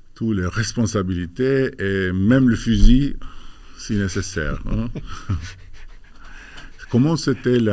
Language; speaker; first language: French; non-native, fluent; Albanian